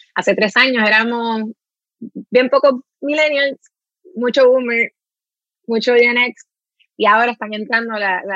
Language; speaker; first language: Spanish; native; Spanish